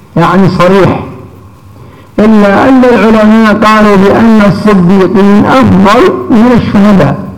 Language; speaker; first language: Arabic; native; Arabic